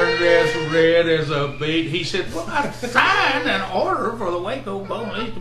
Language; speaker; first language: English; native; English